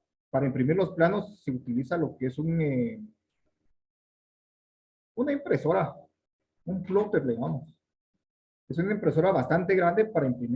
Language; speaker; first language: Spanish; native; Spanish